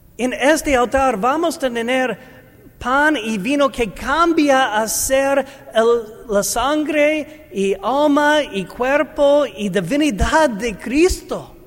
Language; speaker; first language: Spanish; non-native, learner; English